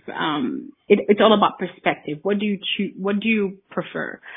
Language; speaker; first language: English; early bilingual, other home language; Haitian Creole